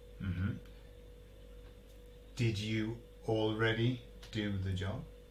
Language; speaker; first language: English; native; English